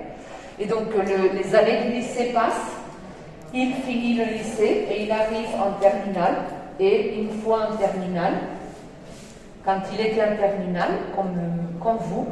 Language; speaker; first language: French; non-native, fluent; Spanish